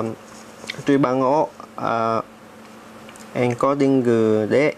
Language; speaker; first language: Japanese; non-native, learner; Vietnamese